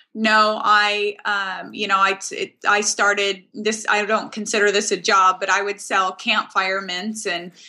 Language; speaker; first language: English; native; English